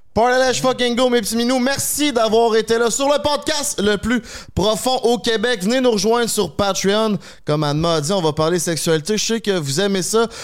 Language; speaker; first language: French; native; French